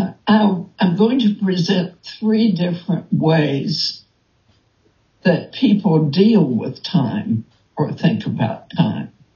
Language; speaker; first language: English; native; English